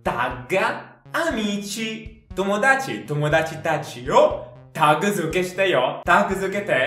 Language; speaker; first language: Japanese; non-native, fluent; Italian